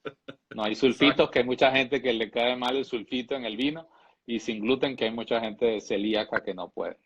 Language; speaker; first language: Spanish; native; Spanish